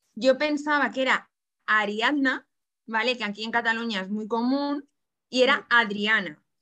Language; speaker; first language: Spanish; native; Spanish